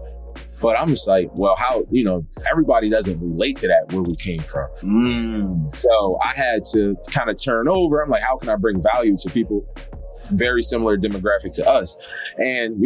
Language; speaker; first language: English; native; English